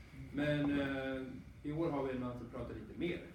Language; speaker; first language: Swedish; native; Swedish